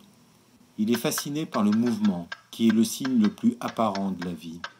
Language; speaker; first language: French; native; French